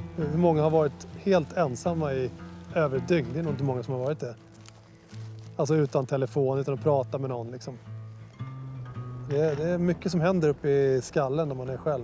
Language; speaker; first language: Swedish; native; Swedish